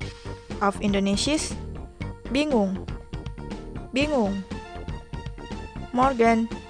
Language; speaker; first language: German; non-native, fluent; Indonesian